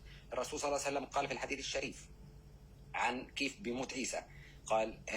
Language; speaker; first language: Arabic; native; Arabic